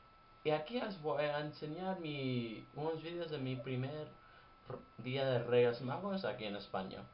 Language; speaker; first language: Spanish; non-native, fluent; English